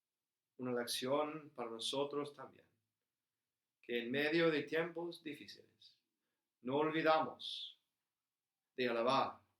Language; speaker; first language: Spanish; non-native, fluent; English